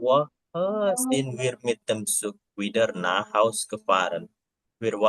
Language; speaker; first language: German; non-native, learner; Indonesian